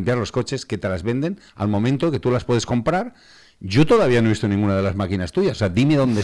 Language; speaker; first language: Spanish; native; Spanish